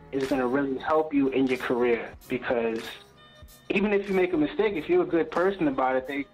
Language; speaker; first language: English; native; English